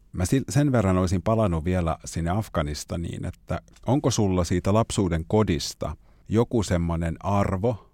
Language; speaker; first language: Finnish; native; Finnish